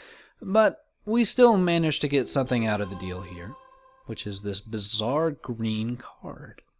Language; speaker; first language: English; native; English